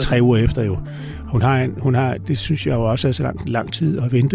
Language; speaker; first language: Danish; native; Danish